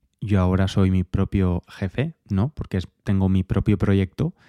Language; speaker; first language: Spanish; native; Spanish